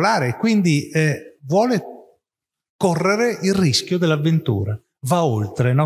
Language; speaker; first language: Italian; native; Italian